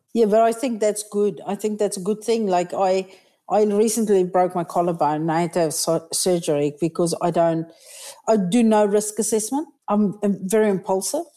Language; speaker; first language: English; native; English